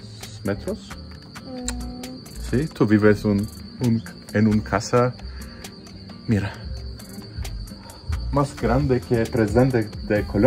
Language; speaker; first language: Spanish; non-native, learner; Turkish